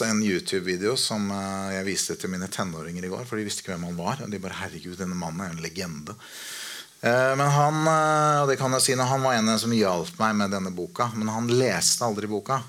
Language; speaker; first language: Norwegian; native; Norwegian